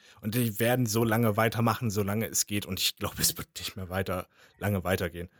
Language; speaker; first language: German; native; German